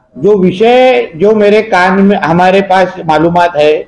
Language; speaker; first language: Hindi; non-native, local second language; Marathi